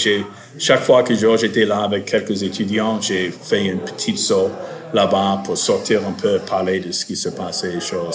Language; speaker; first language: French; non-native, fluent; English